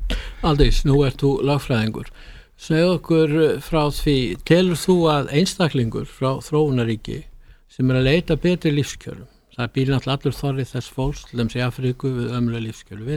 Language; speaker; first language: Icelandic; native; Icelandic